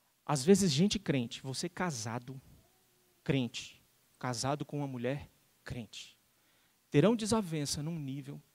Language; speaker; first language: Portuguese; native; Portuguese